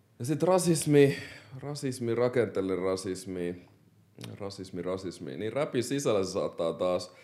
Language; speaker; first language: Finnish; early bilingual, other home language; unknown